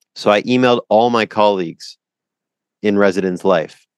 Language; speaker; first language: English; native; English